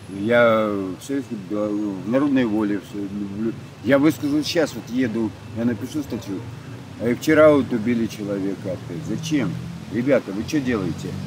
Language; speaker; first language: Russian; native; Russian